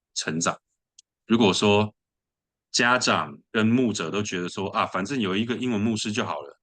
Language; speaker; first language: Chinese; early bilingual, other home language; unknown